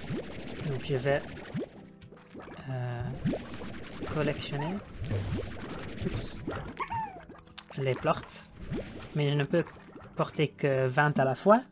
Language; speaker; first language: French; non-native, learner; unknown